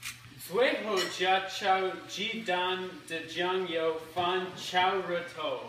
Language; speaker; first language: Chinese; non-native, learner; English